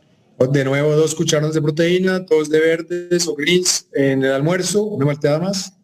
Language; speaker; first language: Spanish; native; Spanish